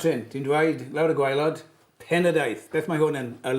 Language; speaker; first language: Welsh; native; Welsh